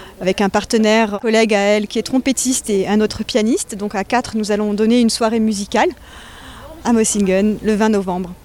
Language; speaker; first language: French; native; French